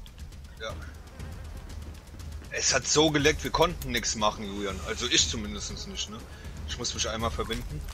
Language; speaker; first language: German; native; German